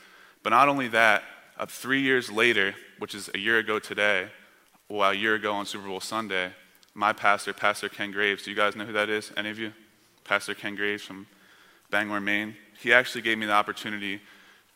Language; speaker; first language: English; native; English